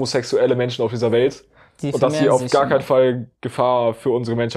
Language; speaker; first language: German; native; German